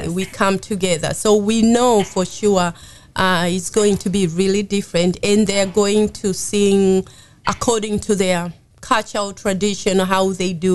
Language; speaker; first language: English; non-native, local second language; Swahili